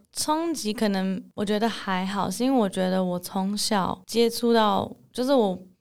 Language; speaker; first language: Chinese; early bilingual, heritage; English